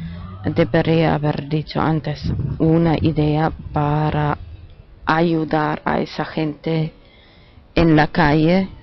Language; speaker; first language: Spanish; non-native, fluent; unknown